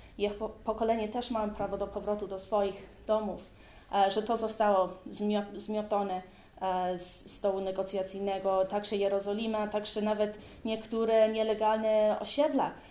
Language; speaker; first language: Polish; early bilingual, heritage; Polish